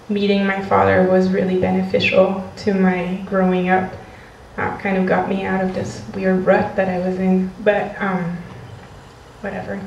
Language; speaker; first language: English; non-native, fluent; French